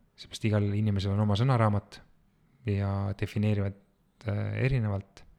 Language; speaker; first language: Estonian; native; Estonian